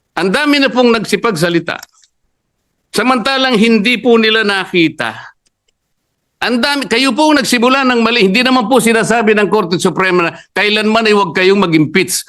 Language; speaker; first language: Filipino; native; Filipino